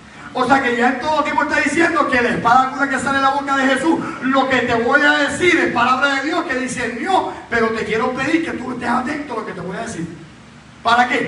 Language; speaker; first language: Spanish; native; Spanish